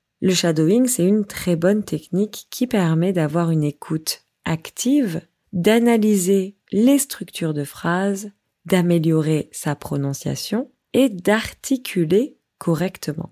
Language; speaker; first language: French; native; French